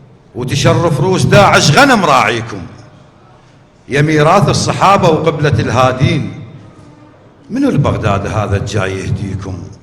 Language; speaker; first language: Arabic; native; Arabic